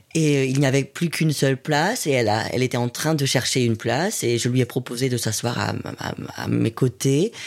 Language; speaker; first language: French; non-native, fluent; German